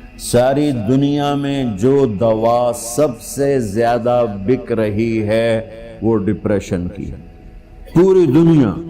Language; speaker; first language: Urdu; non-native, local second language; Punjabi